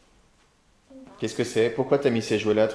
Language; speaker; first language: French; native; French